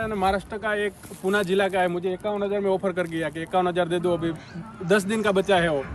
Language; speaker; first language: Hindi; non-native, local second language; Gujarati